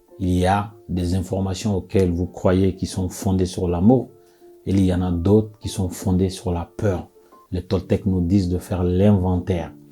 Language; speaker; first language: French; non-native, local second language; Bambara